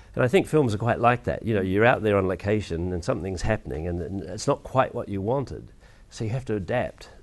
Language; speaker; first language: English; native; English